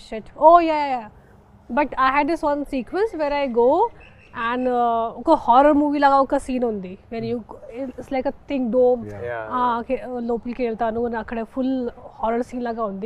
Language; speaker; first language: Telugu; non-native, local second language; Hindi